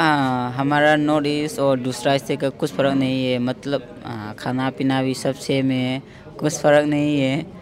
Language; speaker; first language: Hindi; non-native, local second language; Manipuri